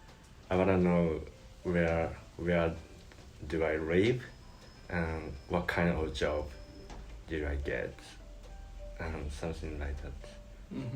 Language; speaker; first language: English; non-native, learner; Japanese